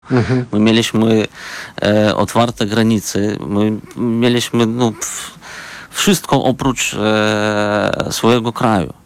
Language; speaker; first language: Polish; non-native, fluent; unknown